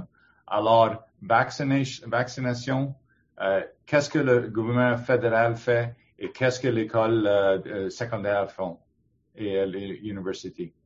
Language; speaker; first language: French; non-native, learner; English